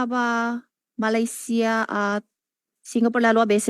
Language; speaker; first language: Filipino; non-native, local second language; Chinese